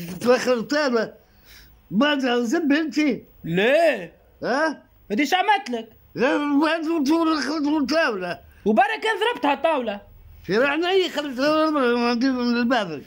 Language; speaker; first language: Arabic; native; Arabic